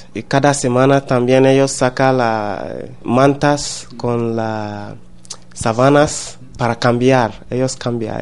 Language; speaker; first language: Spanish; non-native, learner; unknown